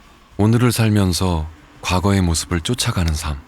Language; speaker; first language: Korean; native; Korean